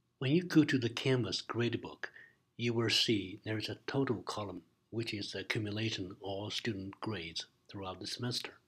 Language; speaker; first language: English; non-native, fluent; Chinese